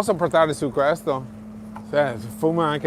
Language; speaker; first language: Italian; non-native, fluent; English